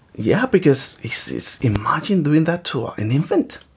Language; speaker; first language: English; early bilingual, other home language; Spanish